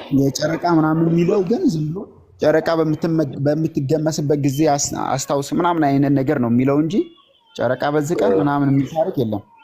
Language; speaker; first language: Amharic; native; Amharic